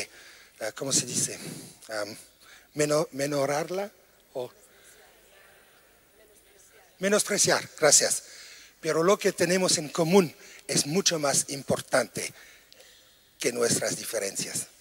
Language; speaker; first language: Spanish; non-native, fluent; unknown